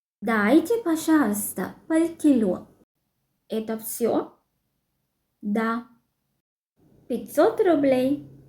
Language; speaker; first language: Russian; non-native, fluent; Sinhala